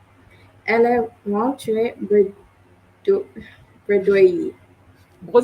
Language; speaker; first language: French; non-native, learner; English